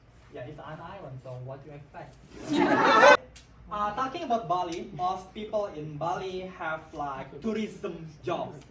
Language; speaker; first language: English; non-native, local second language; Indonesian